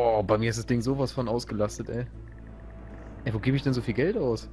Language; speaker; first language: German; native; German